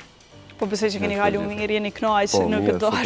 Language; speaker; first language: Albanian; native; Albanian